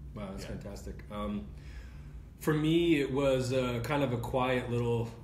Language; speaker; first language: English; native; English